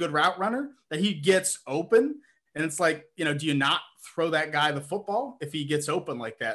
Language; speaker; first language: English; native; English